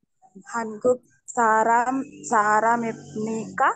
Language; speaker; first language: Korean; non-native, learner; Indonesian